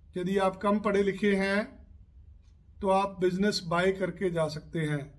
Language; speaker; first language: Hindi; non-native, local second language; Punjabi